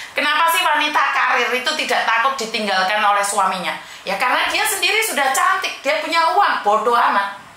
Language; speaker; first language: Indonesian; non-native, local second language; Javanese